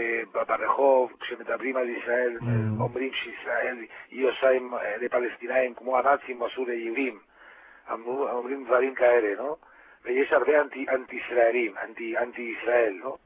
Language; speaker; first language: Hebrew; non-native, fluent; Spanish